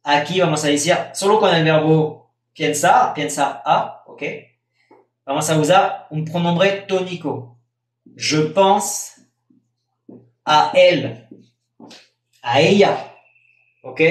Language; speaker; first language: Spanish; non-native, fluent; French